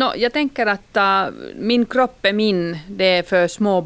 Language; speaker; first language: Swedish; non-native, local second language; Finnish